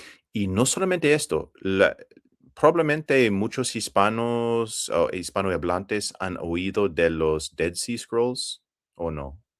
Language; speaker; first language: Spanish; non-native, fluent; English